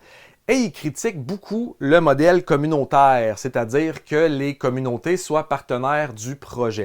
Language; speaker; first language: French; native; French